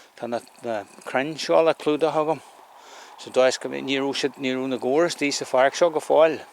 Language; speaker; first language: Irish; native; Irish